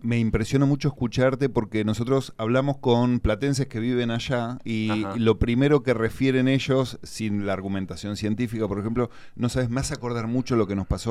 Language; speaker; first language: Spanish; native; Spanish